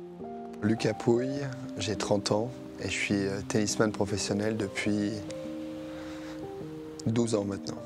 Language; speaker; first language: French; native; French